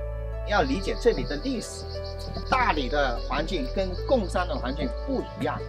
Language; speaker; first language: Chinese; native; Chinese